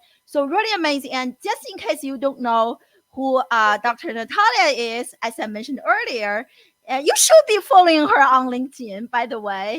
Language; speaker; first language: English; non-native, fluent; Chinese